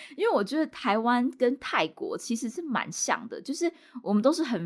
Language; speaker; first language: Chinese; native; Chinese